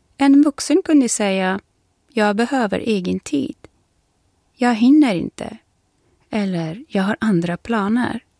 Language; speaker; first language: Swedish; non-native, fluent; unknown